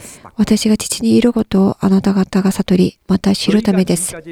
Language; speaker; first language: Japanese; non-native, learner; Korean